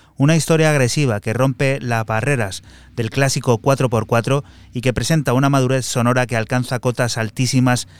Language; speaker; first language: Spanish; native; Spanish